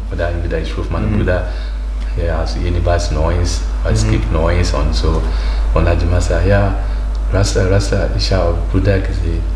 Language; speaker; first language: German; non-native, learner; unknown